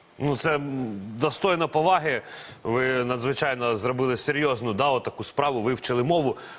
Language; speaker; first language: Ukrainian; native; Ukrainian